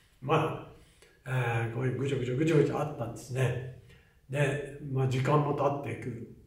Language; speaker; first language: Japanese; native; Japanese